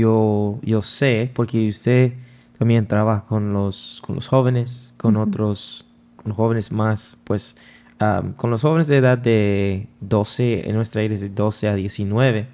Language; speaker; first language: Spanish; non-native, fluent; English